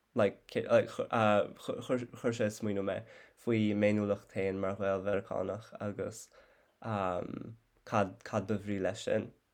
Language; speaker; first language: Irish; non-native, fluent; English